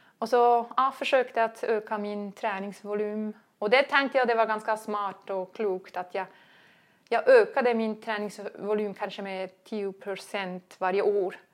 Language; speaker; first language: Swedish; non-native, fluent; German